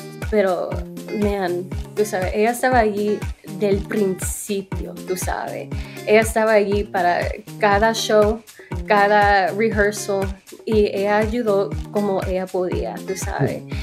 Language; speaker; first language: Spanish; early bilingual, other home language; English